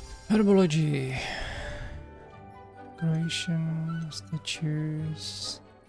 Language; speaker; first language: English; non-native, fluent; Czech